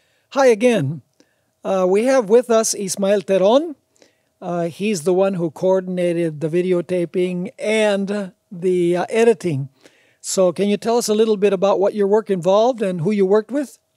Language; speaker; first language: English; native; English